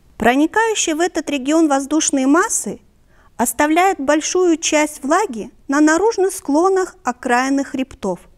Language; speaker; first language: Russian; non-native, local second language; Kyrgyz